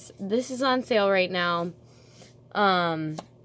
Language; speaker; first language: English; native; English